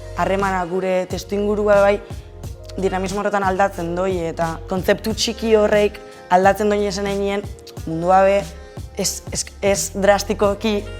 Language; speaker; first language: Basque; native; Basque